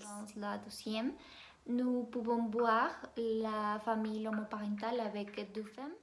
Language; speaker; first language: French; non-native, learner; Spanish